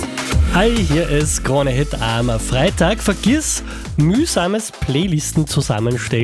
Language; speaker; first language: German; native; German